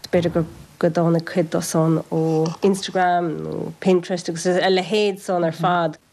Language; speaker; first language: Irish; native; Irish